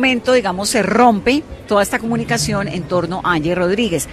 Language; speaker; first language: Spanish; native; Spanish